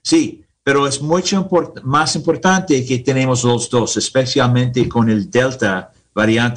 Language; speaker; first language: Spanish; non-native, learner; English